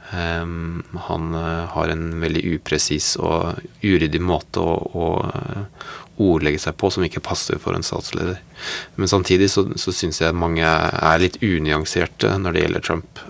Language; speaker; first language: Norwegian; non-native, fluent; English